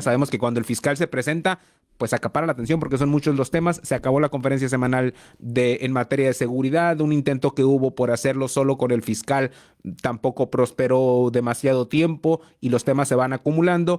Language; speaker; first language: Spanish; native; Spanish